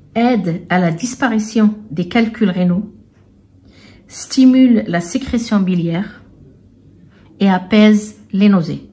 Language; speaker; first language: French; non-native, local second language; Arabic